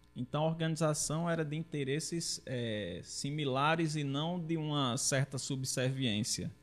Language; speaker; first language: Portuguese; native; Portuguese